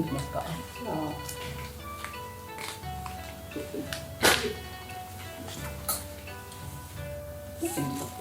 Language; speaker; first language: Japanese; native; Japanese